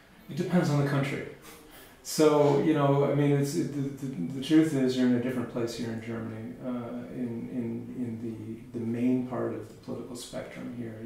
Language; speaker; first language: English; native; English